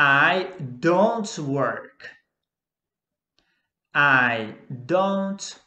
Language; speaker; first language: English; non-native, fluent; Portuguese